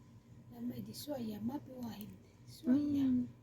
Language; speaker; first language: Arabic; non-native, learner; Indonesian